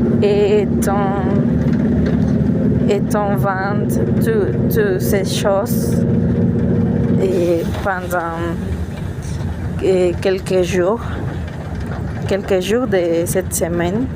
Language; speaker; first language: French; non-native, learner; Spanish